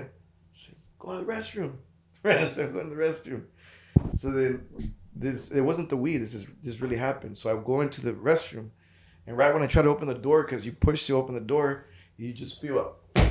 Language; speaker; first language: English; early bilingual, other home language; Spanish